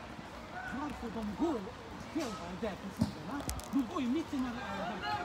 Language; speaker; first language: Swedish; non-native, local second language; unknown